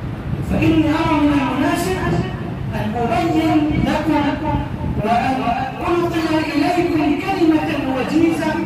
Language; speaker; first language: Arabic; non-native, fluent; Urdu